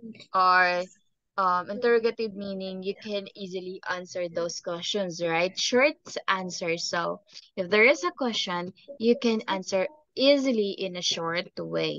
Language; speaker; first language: English; non-native, fluent; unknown